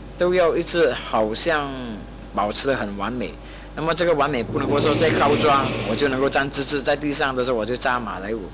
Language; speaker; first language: Chinese; native; Chinese